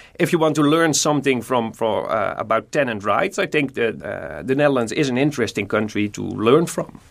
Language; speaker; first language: English; non-native, fluent; Dutch